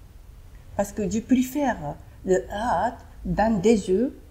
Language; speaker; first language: French; non-native, learner; Japanese